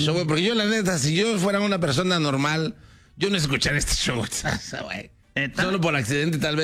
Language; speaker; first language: Spanish; native; Spanish